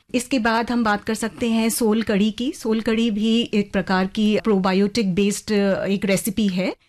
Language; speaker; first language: Hindi; native; Hindi